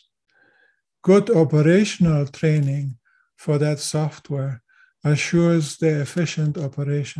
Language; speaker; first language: English; non-native, fluent; German